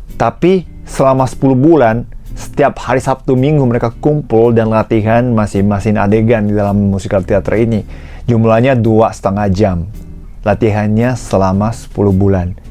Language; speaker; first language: Indonesian; non-native, fluent; Japanese